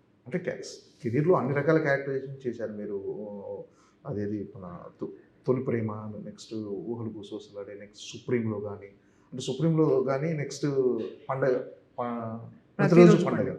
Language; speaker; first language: Telugu; native; Telugu